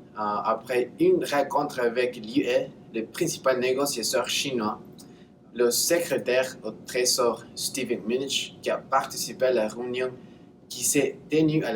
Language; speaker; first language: French; non-native, learner; English